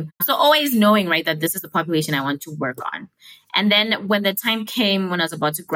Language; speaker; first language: English; non-native, local second language; Shona